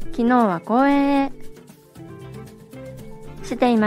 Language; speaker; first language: Japanese; non-native, fluent; Indonesian